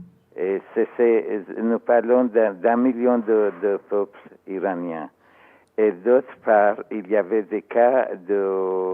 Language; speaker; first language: French; non-native, learner; Persian